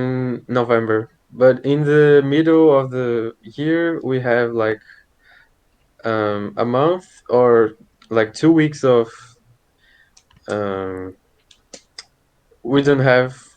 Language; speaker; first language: English; non-native, fluent; Portuguese